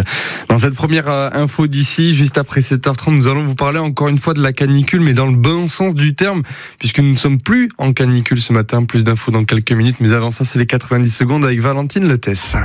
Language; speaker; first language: French; native; French